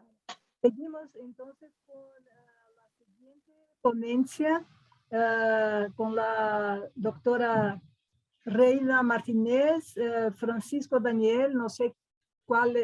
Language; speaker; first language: Spanish; non-native, fluent; Portuguese